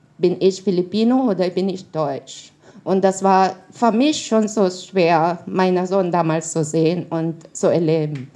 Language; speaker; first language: German; non-native, learner; Filipino